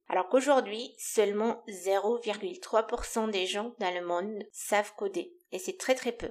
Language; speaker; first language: French; non-native, fluent; Romanian